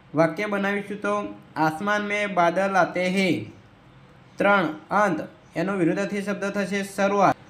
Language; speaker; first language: Hindi; non-native, local second language; Gujarati